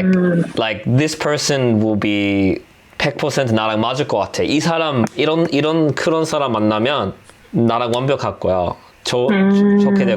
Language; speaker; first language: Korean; non-native, fluent; English